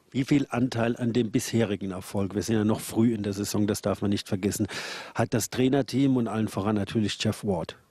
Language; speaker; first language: German; native; German